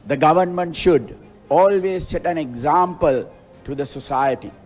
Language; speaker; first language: English; non-native, local second language; Sinhala